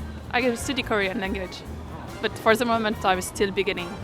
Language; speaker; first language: English; non-native, fluent; French